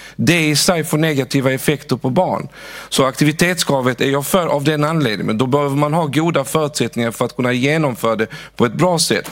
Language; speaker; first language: Swedish; early bilingual, other home language; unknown